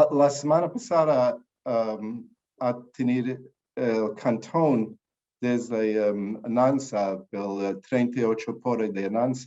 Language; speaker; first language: Spanish; non-native, learner; English